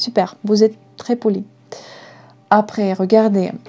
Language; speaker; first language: French; non-native, fluent; Russian